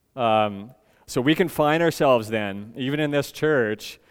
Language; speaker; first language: English; native; English